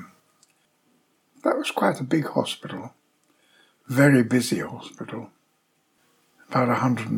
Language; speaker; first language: English; native; English